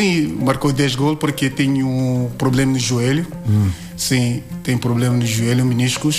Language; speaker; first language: Portuguese; non-native, learner; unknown